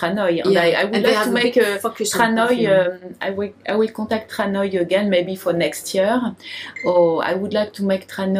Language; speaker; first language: English; non-native, learner; French